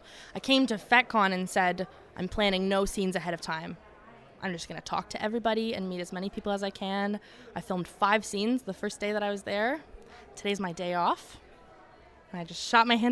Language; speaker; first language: English; native; English